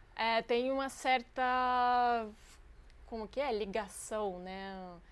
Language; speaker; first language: Portuguese; non-native, fluent; Ukrainian